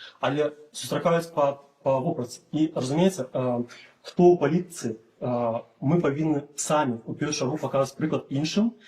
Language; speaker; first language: Belarusian; non-native, local second language; Russian